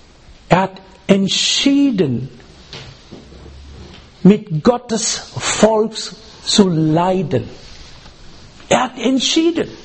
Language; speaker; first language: German; non-native, learner; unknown